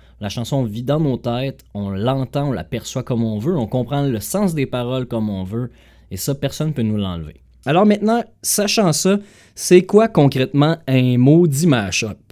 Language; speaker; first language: French; native; French